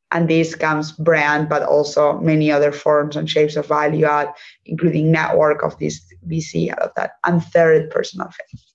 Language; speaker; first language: English; non-native, fluent; Spanish